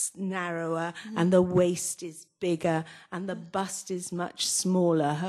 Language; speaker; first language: English; native; English